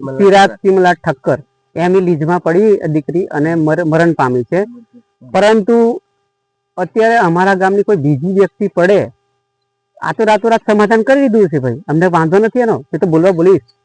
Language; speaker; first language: Gujarati; non-native, local second language; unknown